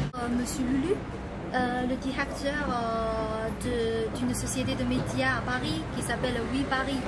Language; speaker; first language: French; non-native, fluent; Chinese